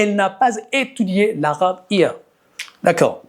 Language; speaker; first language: French; non-native, fluent; Amharic